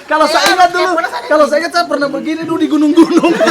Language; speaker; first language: Indonesian; native; Indonesian